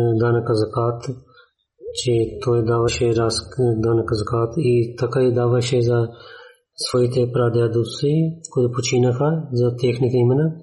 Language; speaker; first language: Bulgarian; non-native, learner; Urdu